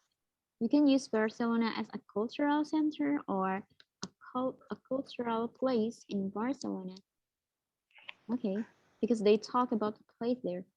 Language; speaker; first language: English; non-native, fluent; Indonesian